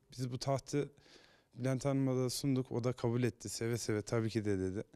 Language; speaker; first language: Turkish; native; Turkish